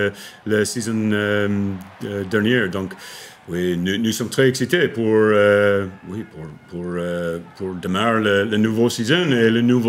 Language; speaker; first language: French; non-native, learner; English